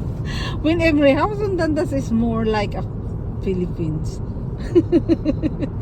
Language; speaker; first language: English; non-native, local second language; Waray